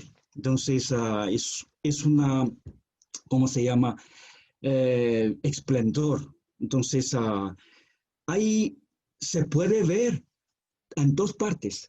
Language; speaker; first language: Spanish; non-native, fluent; Chinese